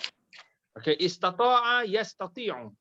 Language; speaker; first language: Indonesian; non-native, local second language; Malay